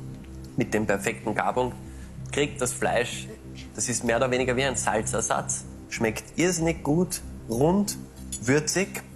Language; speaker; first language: German; native; German